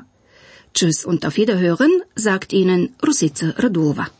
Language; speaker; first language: German; non-native, fluent; Bulgarian